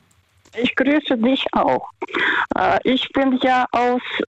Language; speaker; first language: German; non-native, learner; Russian